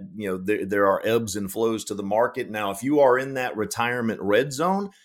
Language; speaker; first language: English; native; English